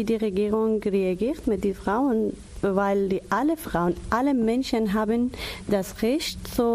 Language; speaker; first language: German; non-native, learner; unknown